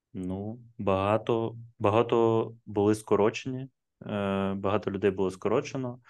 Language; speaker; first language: Ukrainian; non-native, local second language; Russian